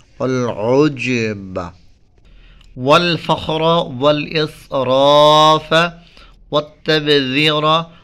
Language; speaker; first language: Arabic; non-native, fluent; Bangla